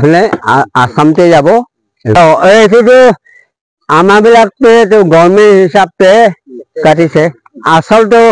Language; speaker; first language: Hindi; non-native, local second language; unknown